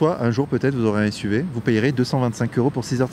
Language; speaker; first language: French; native; French